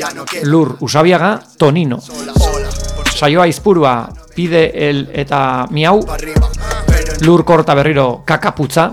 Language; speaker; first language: Basque; native; Basque